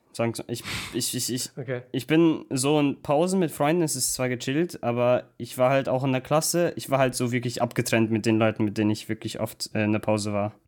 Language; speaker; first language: German; non-native, local second language; Russian